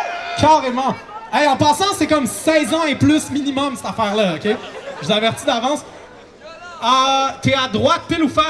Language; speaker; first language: French; native; French